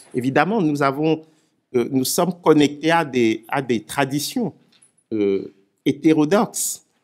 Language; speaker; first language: French; non-native, local second language; Ewe